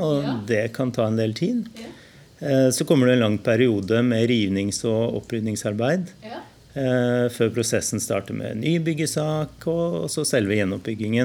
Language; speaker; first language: Norwegian; native; Norwegian